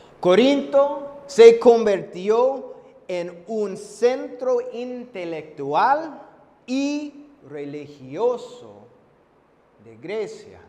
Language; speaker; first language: Spanish; non-native, fluent; English